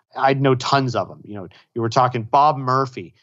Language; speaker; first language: English; native; English